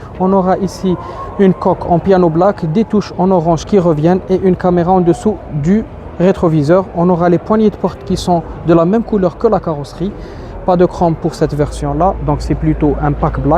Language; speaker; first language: French; native; French